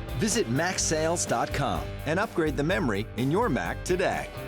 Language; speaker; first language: English; native; English